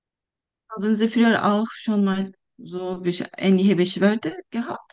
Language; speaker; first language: German; non-native, fluent; Turkish